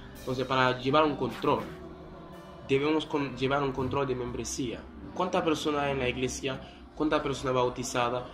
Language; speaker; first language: Spanish; non-native, fluent; Haitian Creole